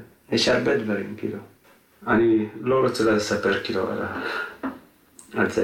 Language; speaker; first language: Hebrew; non-native, fluent; Tigrinya